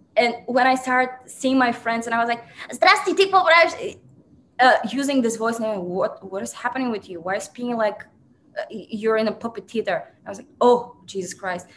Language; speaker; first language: English; non-native, fluent; Bulgarian